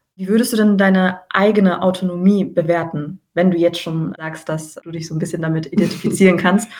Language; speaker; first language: German; early bilingual, other home language; Tigrinya